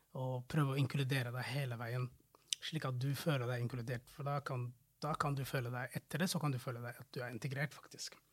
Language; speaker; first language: Norwegian; non-native, fluent; Somali